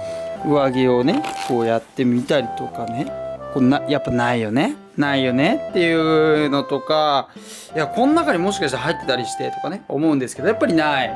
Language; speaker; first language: Japanese; native; Japanese